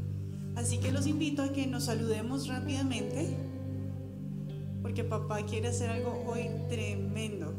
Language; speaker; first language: Spanish; native; Spanish